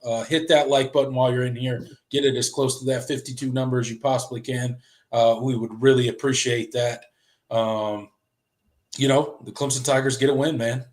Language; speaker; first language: English; native; English